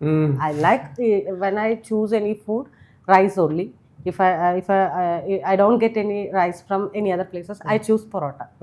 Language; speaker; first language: English; non-native, local second language; Malayalam